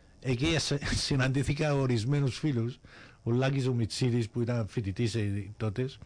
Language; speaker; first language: Greek; early bilingual, heritage; Greek